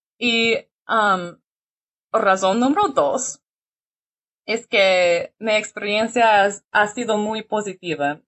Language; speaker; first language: Spanish; non-native, learner; English